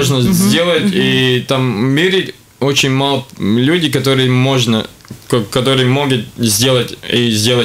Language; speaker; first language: Russian; non-native, local second language; Latvian